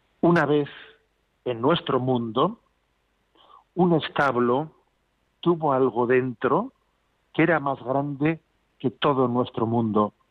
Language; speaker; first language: Spanish; native; Spanish